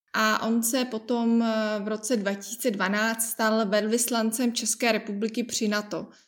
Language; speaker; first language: Czech; native; Czech